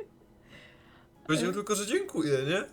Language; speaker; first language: Polish; early bilingual, heritage; Polish